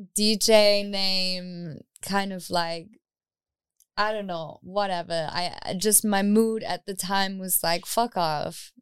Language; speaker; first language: English; native; English